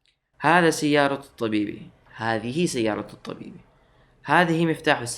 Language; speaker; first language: Arabic; non-native, fluent; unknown